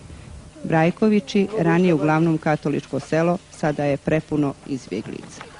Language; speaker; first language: Bosnian; native; Bosnian